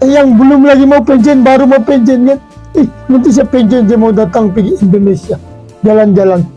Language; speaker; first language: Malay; non-native, fluent; Filipino